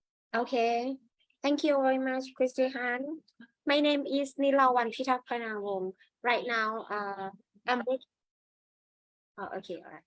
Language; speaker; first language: English; non-native, learner; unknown